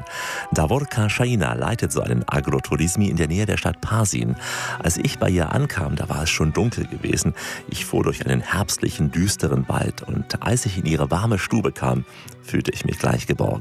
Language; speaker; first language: German; native; German